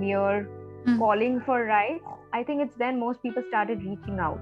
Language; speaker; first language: English; non-native, local second language; Bangla